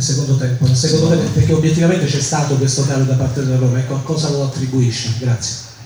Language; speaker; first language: Italian; native; Italian